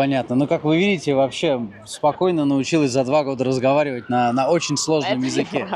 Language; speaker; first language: Russian; native; Russian